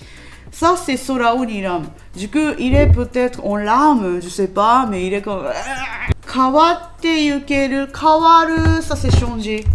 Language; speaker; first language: French; non-native, learner; Japanese